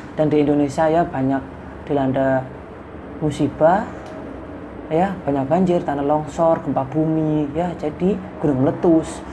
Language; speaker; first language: Indonesian; native; Indonesian